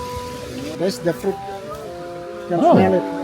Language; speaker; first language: English; non-native, learner; Indonesian